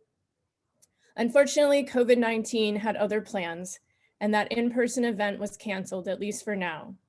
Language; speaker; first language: English; native; English